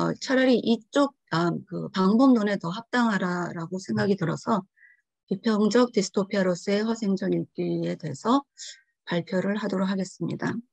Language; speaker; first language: Korean; early bilingual, heritage; Korean